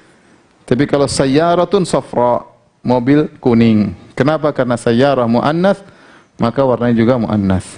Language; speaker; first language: Indonesian; native; Indonesian